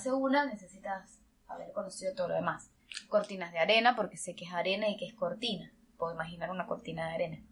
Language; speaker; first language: Spanish; native; Spanish